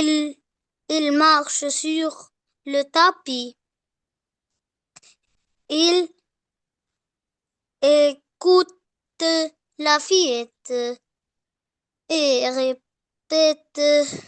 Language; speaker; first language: French; non-native, learner; Arabic